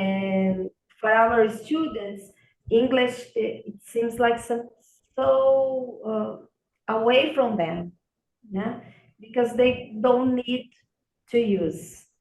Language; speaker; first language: English; non-native, learner; Portuguese